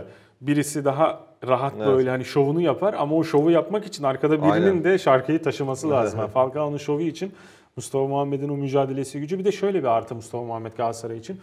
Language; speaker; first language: Turkish; native; Turkish